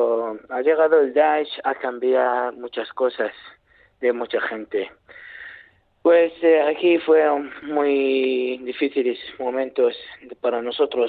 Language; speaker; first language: Spanish; non-native, learner; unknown